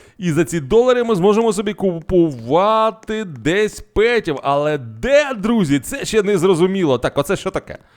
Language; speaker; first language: Ukrainian; native; Ukrainian